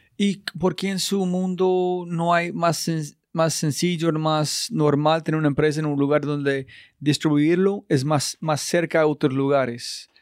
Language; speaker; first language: Spanish; non-native, learner; English